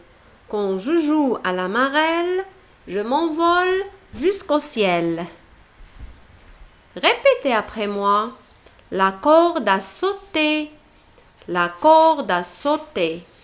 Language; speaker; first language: French; non-native, local second language; Arabic